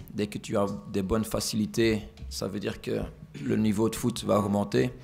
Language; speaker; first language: French; non-native, fluent; Dutch